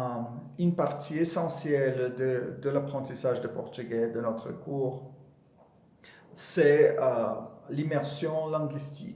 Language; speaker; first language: French; non-native, fluent; Portuguese